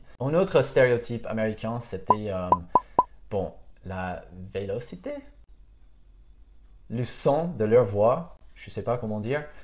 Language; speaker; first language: French; non-native, fluent; English